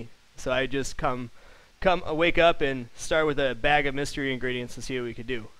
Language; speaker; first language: English; native; English